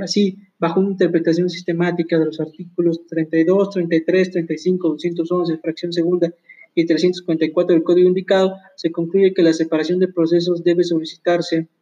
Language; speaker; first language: Spanish; native; Spanish